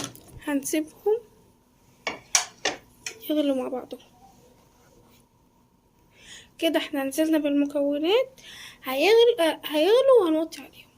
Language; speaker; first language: Arabic; native; Arabic